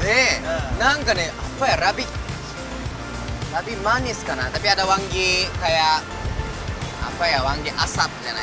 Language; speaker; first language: Indonesian; non-native, learner; Japanese